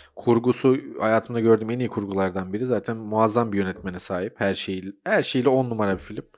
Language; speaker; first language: Turkish; native; Turkish